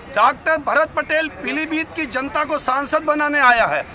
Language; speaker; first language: Hindi; native; Hindi